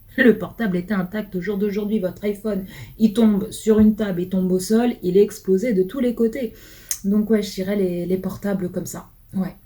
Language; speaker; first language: French; early bilingual, other home language; Portuguese